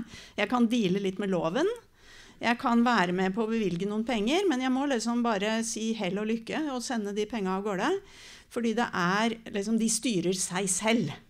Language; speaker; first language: Norwegian; native; Norwegian